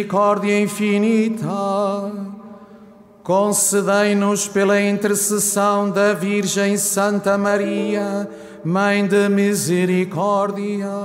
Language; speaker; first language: Portuguese; native; Portuguese